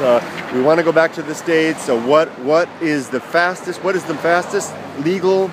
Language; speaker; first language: English; native; English